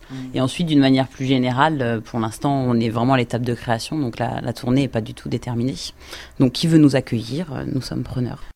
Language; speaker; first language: French; native; French